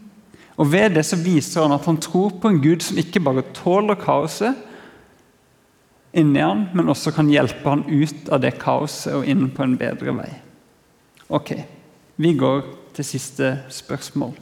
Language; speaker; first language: Norwegian; native; Norwegian